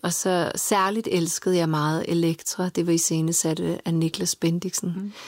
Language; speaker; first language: Danish; early bilingual, other home language; Serbian